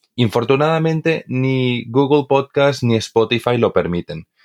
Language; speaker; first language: Spanish; native; Spanish